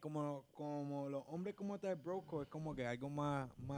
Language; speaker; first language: Spanish; early bilingual, heritage; Spanish